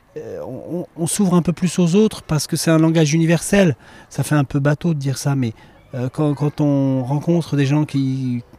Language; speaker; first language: French; native; French